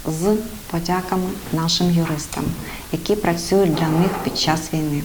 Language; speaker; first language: Ukrainian; native; Ukrainian